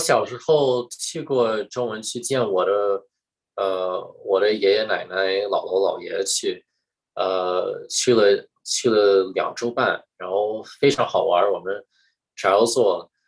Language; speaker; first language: Chinese; early bilingual, heritage; English